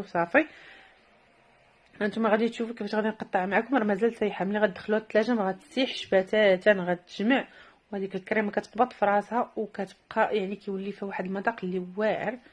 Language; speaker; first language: Arabic; native; Arabic